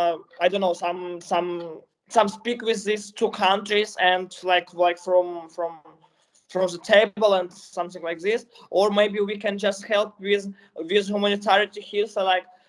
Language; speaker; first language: English; non-native, learner; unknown